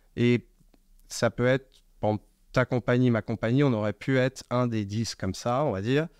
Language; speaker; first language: French; native; French